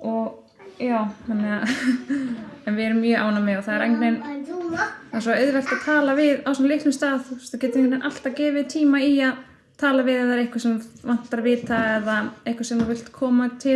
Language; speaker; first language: Icelandic; native; Icelandic